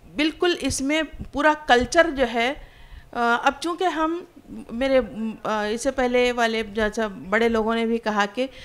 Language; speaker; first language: Hindi; non-native, local second language; Urdu